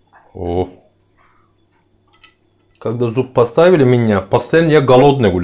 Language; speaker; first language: Russian; non-native, learner; Turkish